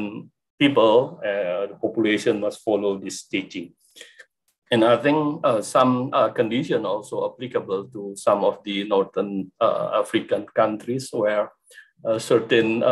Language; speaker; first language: English; non-native, fluent; Indonesian